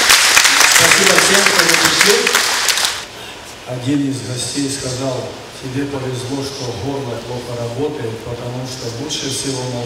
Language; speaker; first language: Russian; native; Russian